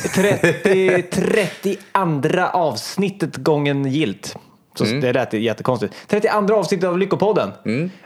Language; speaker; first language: Swedish; native; Swedish